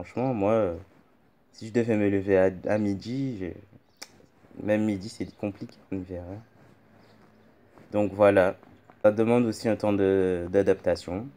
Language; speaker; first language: French; native; French